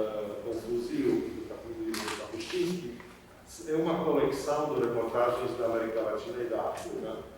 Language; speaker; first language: Portuguese; non-native, fluent; Polish